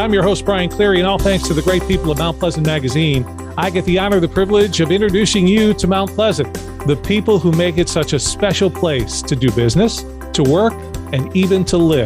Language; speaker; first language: English; native; English